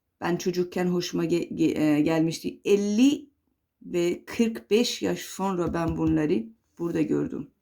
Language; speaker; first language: Turkish; non-native, fluent; Persian